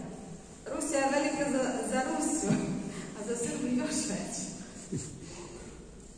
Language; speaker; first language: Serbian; non-native, fluent; Russian